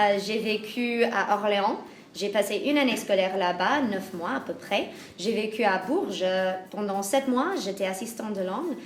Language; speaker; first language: French; non-native, fluent; English